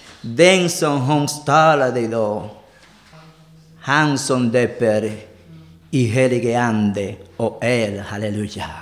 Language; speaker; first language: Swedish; non-native, learner; Spanish